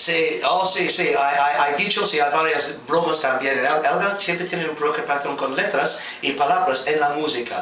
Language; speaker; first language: Spanish; non-native, fluent; English